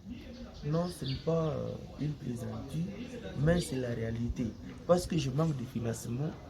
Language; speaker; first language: French; non-native, local second language; Nande